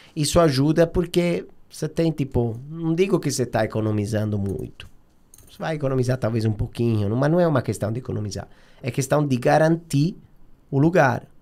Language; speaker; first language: Portuguese; non-native, fluent; Italian